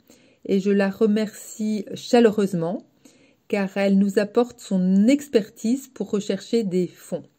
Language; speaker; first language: French; native; French